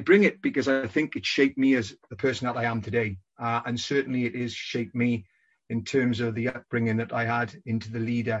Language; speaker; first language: English; native; English